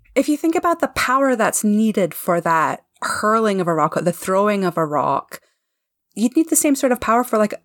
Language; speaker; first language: English; native; English